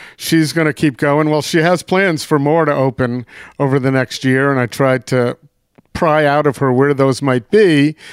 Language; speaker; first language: English; native; English